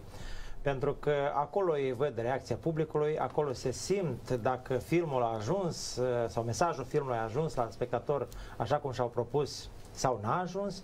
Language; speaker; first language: Romanian; native; Romanian